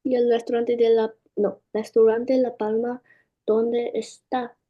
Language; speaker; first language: Spanish; non-native, learner; English